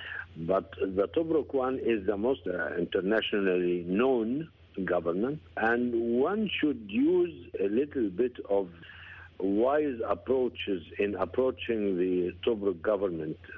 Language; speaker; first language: English; non-native, fluent; Arabic